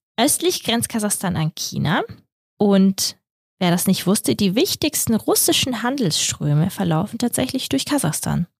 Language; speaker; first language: German; early bilingual, other home language; Russian